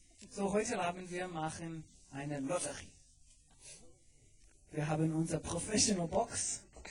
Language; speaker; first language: German; non-native, learner; English